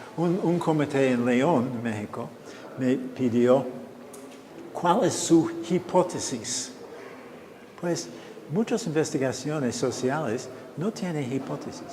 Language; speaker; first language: Spanish; non-native, fluent; English